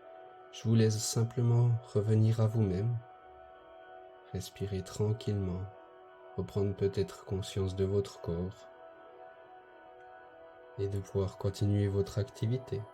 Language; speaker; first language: French; native; French